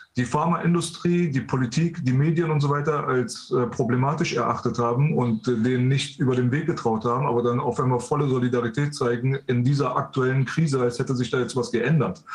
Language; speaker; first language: German; early bilingual, other home language; Persian